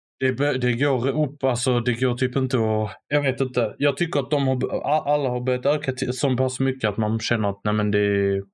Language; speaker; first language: Swedish; native; Swedish